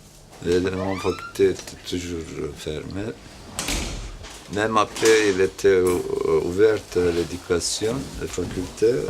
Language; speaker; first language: French; non-native, learner; Turkish